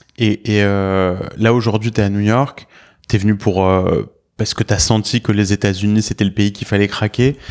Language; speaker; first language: French; native; French